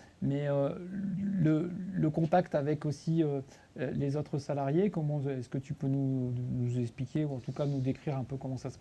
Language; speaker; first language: French; native; French